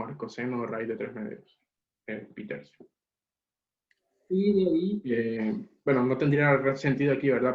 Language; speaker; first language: Spanish; native; Spanish